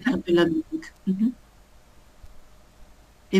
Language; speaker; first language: French; non-native, learner; German